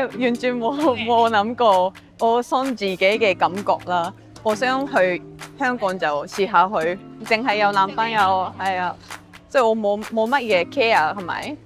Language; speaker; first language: Cantonese; non-native, fluent; Japanese